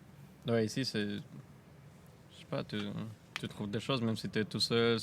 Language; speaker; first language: French; non-native, fluent; Spanish